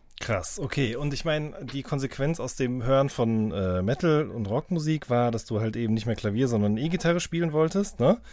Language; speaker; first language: German; native; German